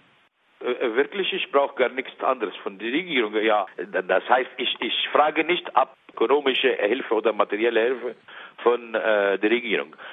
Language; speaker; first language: German; non-native, learner; Arabic